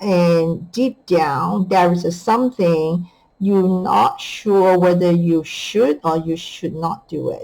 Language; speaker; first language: English; non-native, fluent; Chinese